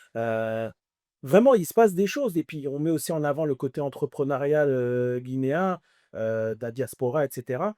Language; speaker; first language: French; early bilingual, other home language; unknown